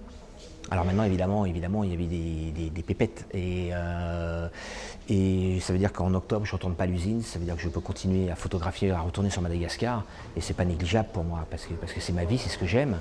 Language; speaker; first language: French; native; French